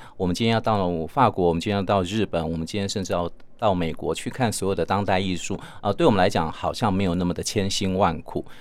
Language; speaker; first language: Chinese; native; Chinese